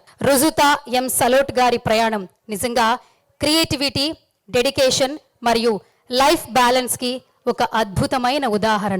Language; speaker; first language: Telugu; native; Telugu